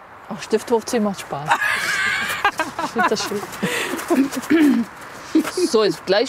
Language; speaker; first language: German; native; German